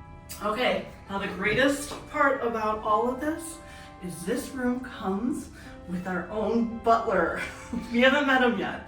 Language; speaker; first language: English; native; English